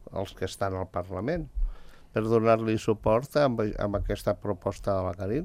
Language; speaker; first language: Catalan; native; Catalan